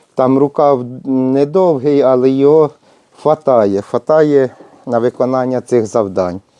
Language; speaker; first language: Ukrainian; native; Ukrainian